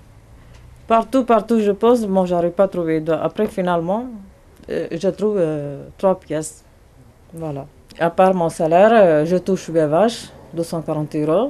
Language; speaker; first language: French; non-native, learner; Tamil